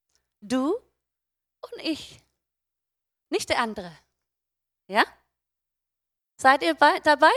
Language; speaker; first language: German; non-native, fluent; English